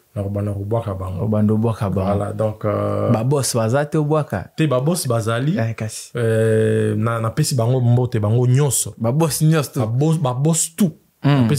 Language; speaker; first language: French; non-native, local second language; Swahili